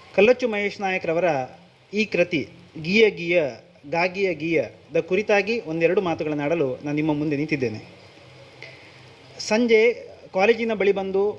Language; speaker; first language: Kannada; non-native, local second language; Konkani